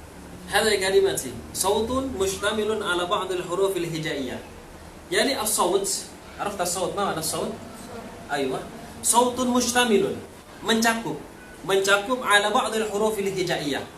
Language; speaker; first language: Arabic; non-native, fluent; Indonesian